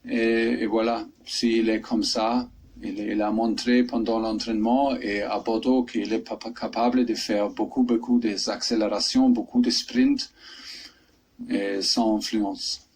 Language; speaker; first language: French; non-native, fluent; German